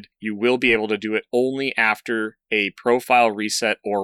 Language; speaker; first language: English; native; English